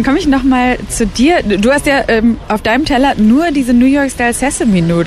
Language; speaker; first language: German; native; German